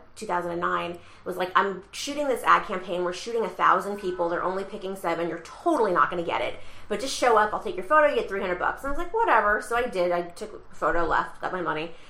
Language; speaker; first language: English; native; English